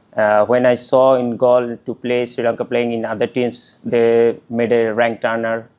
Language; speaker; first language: English; non-native, local second language; Bangla